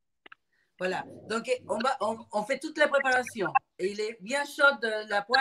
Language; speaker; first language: French; non-native, fluent; Spanish